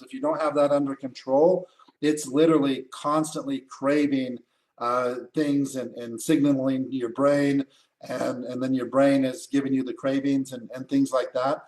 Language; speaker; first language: English; native; English